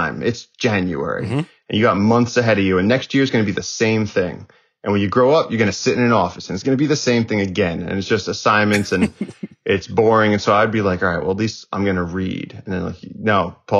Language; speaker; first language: English; native; English